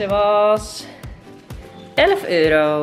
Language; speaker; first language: Dutch; native; Dutch